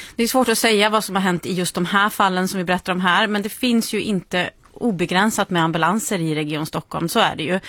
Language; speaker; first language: Swedish; native; Swedish